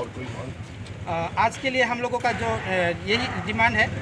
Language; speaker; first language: Hindi; non-native, local second language; Sadri